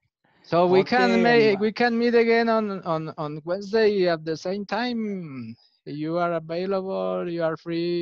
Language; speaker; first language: English; non-native, fluent; Spanish